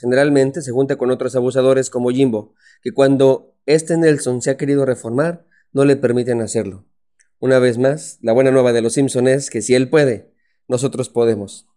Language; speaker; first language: Spanish; native; Spanish